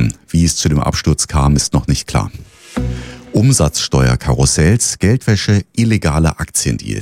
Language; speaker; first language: German; native; German